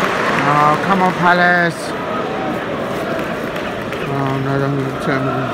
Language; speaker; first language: English; native; English